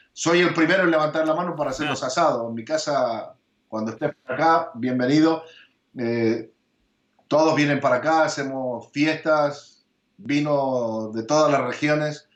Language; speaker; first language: Spanish; early bilingual, heritage; Spanish